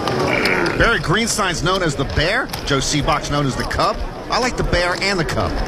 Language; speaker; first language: English; native; English